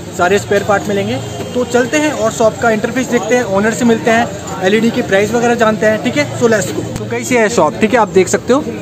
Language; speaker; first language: Hindi; native; Hindi